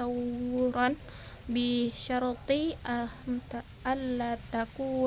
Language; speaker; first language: Arabic; non-native, learner; Indonesian